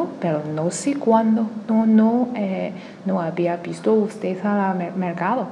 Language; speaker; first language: Spanish; non-native, learner; Chinese